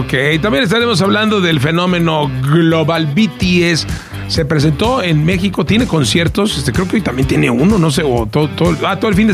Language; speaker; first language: Spanish; native; Spanish